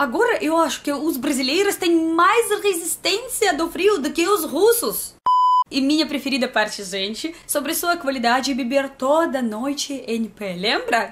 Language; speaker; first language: Portuguese; non-native, learner; Russian